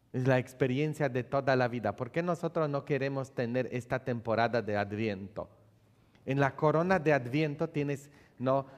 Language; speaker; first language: Spanish; non-native, fluent; Polish